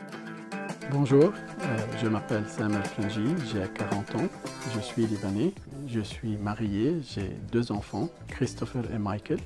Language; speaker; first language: French; non-native, learner; Arabic